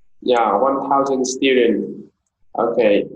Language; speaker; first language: English; non-native, learner; Vietnamese